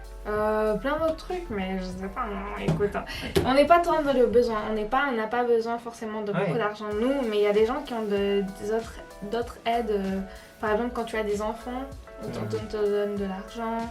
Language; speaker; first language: French; native; French